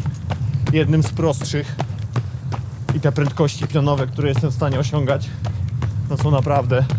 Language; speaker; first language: Polish; native; Polish